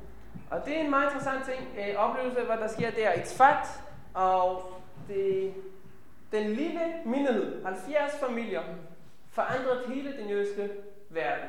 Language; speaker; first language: Danish; non-native, fluent; Hebrew